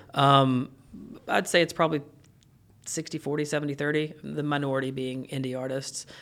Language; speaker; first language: English; native; English